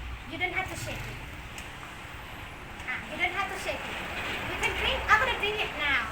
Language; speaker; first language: English; non-native, learner; Thai